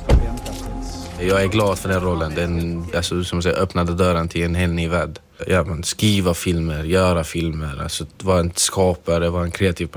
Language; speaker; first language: Swedish; non-native, fluent; Arabic